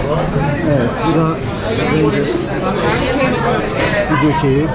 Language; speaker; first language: Turkish; native; Turkish